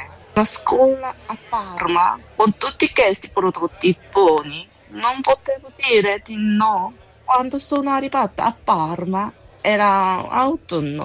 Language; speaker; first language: Italian; non-native, learner; Korean